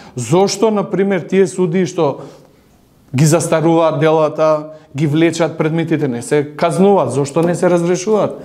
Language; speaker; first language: Macedonian; non-native, local second language; Albanian